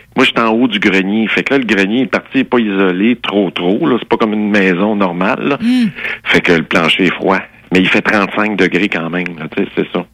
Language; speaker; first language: French; native; French